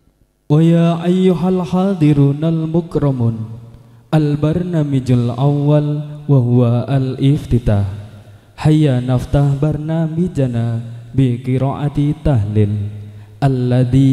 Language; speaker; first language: Arabic; non-native, fluent; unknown